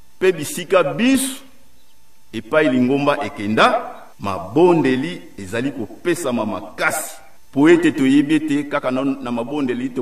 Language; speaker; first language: Lingala; non-native, local second language; Kongo